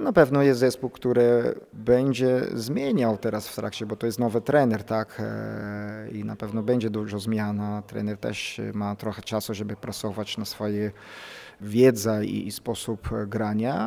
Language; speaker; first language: Polish; non-native, fluent; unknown